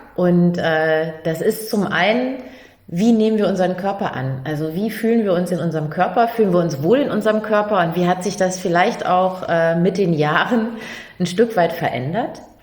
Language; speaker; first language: German; native; German